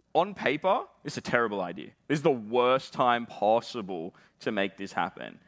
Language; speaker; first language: English; native; English